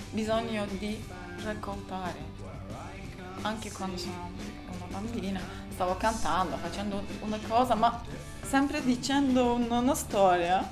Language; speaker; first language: Italian; non-native, learner; Turkish